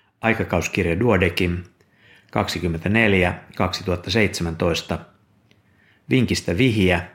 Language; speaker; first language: Finnish; native; Finnish